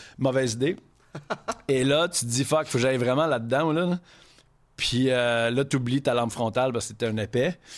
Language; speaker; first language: French; native; French